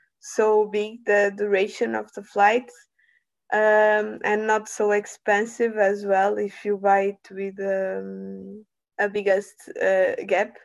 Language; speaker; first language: English; non-native, learner; Portuguese